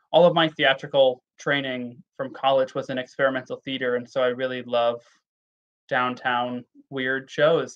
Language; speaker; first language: English; native; English